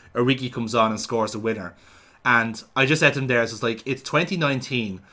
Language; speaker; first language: English; native; English